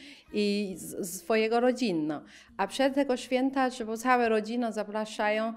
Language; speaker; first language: Polish; non-native, learner; Chinese